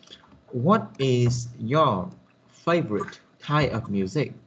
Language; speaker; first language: English; non-native, fluent; Vietnamese